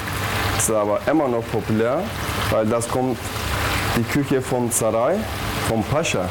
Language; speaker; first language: German; non-native, learner; Turkish